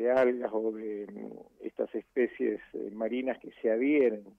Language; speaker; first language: Spanish; native; Spanish